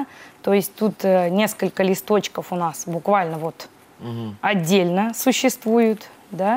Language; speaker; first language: Russian; native; Russian